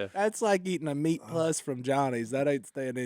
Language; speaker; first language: English; native; English